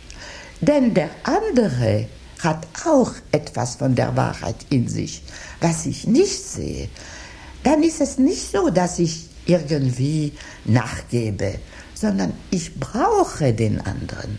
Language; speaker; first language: German; non-native, fluent; French